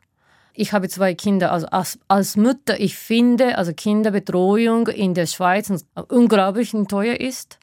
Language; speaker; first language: German; non-native, fluent; Japanese